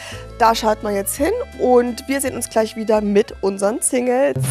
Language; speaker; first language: German; native; German